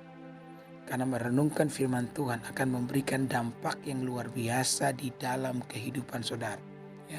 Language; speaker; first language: Indonesian; native; Indonesian